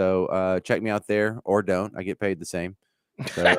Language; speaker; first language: English; native; English